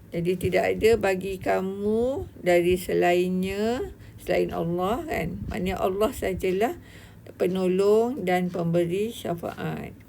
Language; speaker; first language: Malay; native; Malay